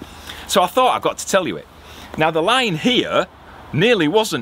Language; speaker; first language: English; native; English